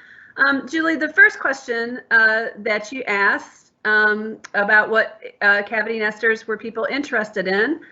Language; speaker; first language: English; native; English